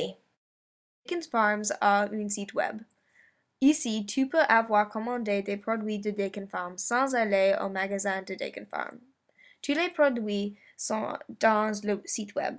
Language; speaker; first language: French; non-native, learner; English